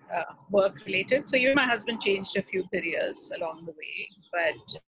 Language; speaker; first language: English; non-native, local second language; Urdu